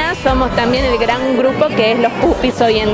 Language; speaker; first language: Spanish; native; Spanish